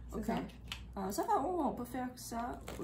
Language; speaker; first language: French; non-native, learner; English